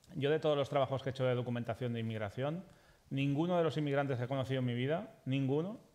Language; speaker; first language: Spanish; native; Spanish